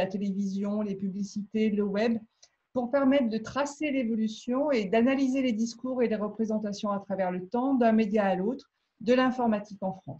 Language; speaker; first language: French; native; French